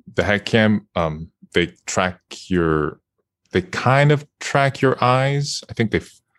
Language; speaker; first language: English; non-native, fluent; Japanese